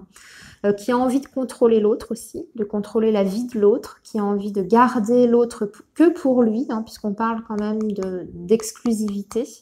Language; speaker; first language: French; native; French